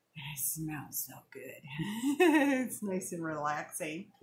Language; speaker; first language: English; native; English